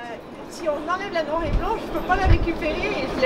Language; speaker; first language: French; native; French